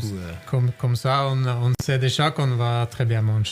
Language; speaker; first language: French; non-native, fluent; Norwegian